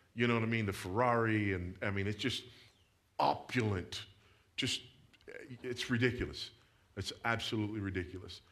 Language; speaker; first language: English; native; English